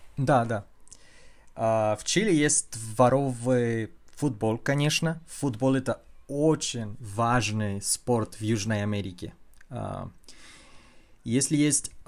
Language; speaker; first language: Russian; non-native, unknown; Spanish